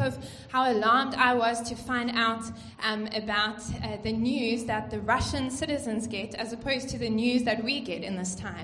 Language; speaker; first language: English; native; English